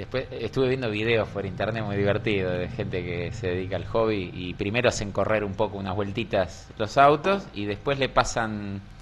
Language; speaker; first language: Spanish; native; Spanish